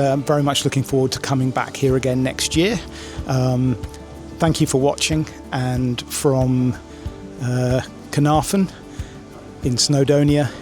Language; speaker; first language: English; native; English